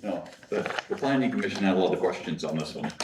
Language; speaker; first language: English; native; English